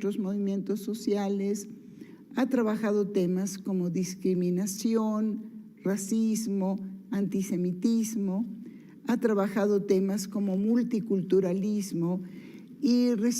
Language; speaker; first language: Spanish; native; Spanish